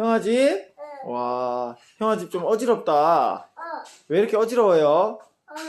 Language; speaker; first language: Korean; native; Korean